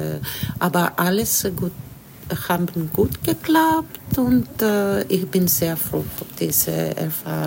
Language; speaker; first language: German; non-native, learner; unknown